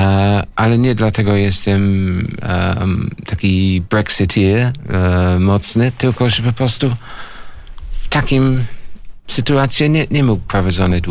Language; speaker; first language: Polish; non-native, learner; English